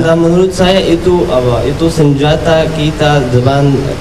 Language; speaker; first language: Indonesian; non-native, fluent; Arabic